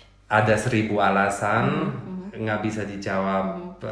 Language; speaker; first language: Indonesian; non-native, fluent; German